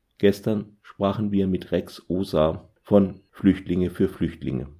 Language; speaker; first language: German; native; German